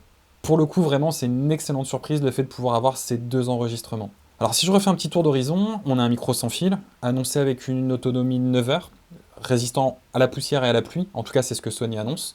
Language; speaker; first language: French; native; French